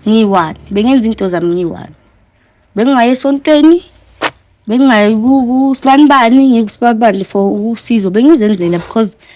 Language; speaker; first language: Zulu; native; Zulu